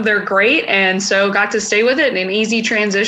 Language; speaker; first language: English; native; English